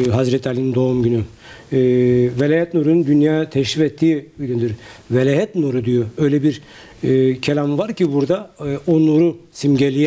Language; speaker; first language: Turkish; native; Turkish